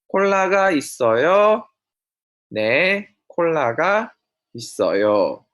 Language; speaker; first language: Korean; non-native, fluent; Indonesian